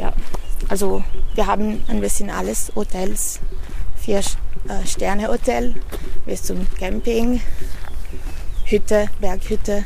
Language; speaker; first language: German; non-native, fluent; Italian